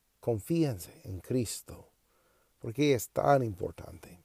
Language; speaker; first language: Spanish; non-native, learner; English